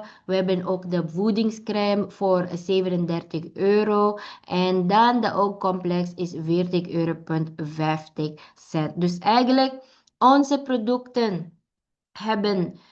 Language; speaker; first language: Dutch; non-native, learner; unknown